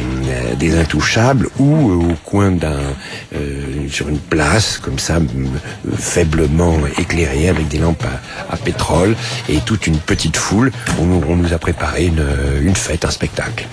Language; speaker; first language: French; native; French